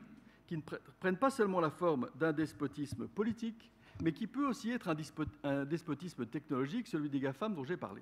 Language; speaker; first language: French; native; French